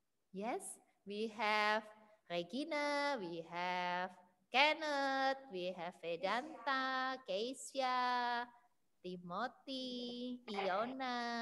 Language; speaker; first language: English; non-native, fluent; Indonesian